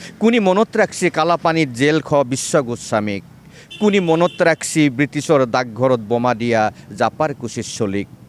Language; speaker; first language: Assamese; native; Assamese